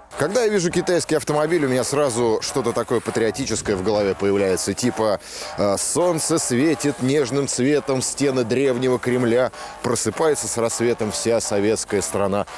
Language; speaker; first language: Russian; native; Russian